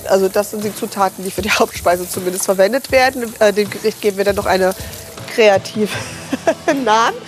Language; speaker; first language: German; native; German